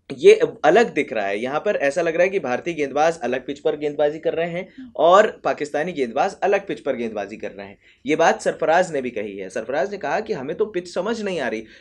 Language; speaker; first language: Hindi; native; Hindi